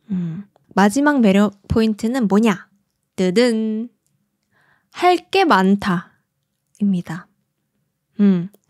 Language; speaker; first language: Korean; native; Korean